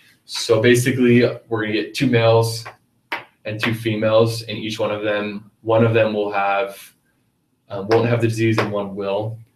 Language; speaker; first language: English; native; English